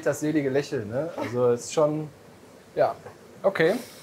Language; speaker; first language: German; native; German